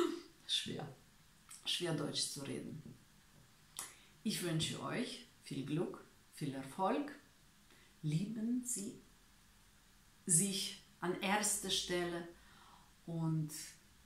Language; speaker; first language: German; non-native, learner; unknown